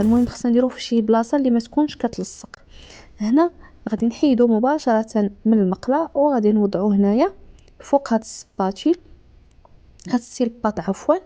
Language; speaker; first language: Arabic; native; Arabic